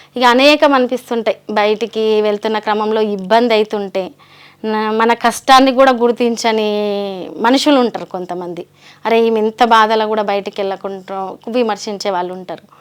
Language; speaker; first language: Telugu; native; Telugu